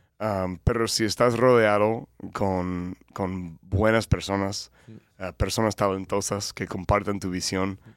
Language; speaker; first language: Spanish; non-native, fluent; English